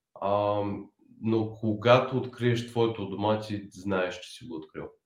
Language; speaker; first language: Bulgarian; native; Bulgarian